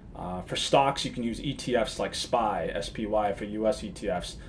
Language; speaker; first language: English; early bilingual, other home language; Japanese